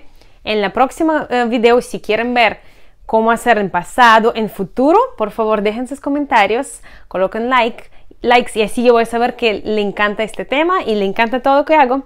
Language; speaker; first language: Spanish; non-native, fluent; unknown